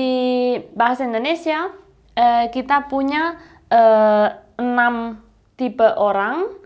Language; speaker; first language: Indonesian; non-native, fluent; Spanish